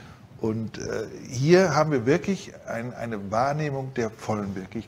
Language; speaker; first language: German; native; German